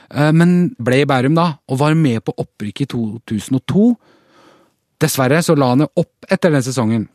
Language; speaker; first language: Norwegian; native; Norwegian